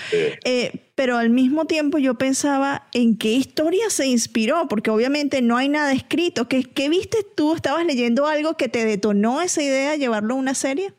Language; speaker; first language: Spanish; native; Spanish